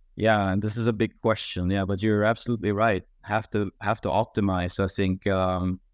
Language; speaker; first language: English; non-native, fluent; Swedish